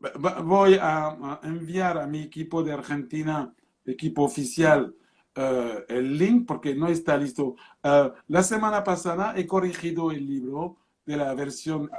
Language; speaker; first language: Spanish; non-native, fluent; French